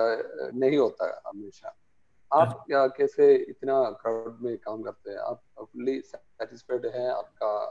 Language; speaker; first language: Hindi; non-native, local second language; Malayalam